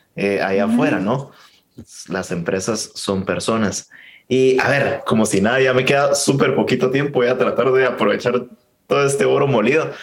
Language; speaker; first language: Spanish; native; Spanish